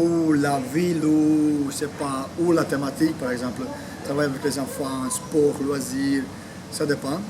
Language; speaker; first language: French; non-native, fluent; Croatian